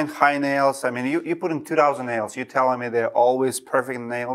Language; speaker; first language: English; non-native, fluent; Russian